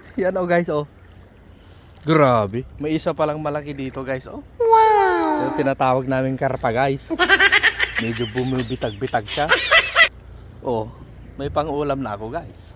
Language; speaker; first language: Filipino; non-native, local second language; Iloko